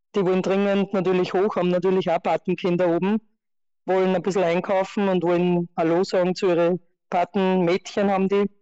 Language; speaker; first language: German; native; German